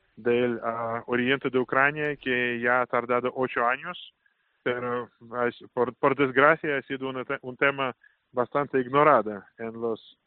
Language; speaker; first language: Spanish; non-native, fluent; Russian